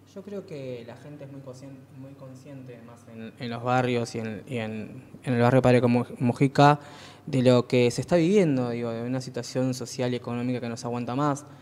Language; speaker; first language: Spanish; native; Spanish